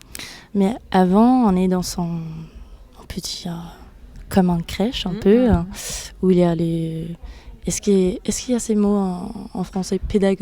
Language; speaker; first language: French; non-native, fluent; Danish